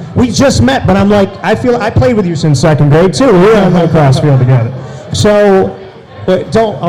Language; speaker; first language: English; early bilingual, other home language; Italian